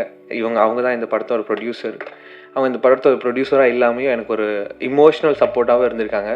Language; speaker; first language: Tamil; native; Tamil